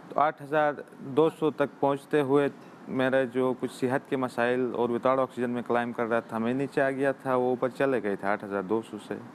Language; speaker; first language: Urdu; native; Urdu